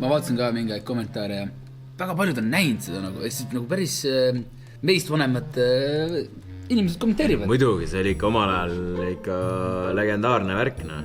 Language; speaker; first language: Estonian; native; Estonian